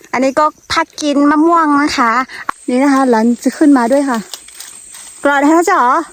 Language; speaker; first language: Thai; non-native, local second language; Karen languages